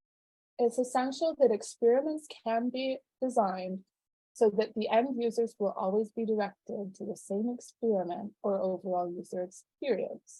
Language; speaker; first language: English; native; English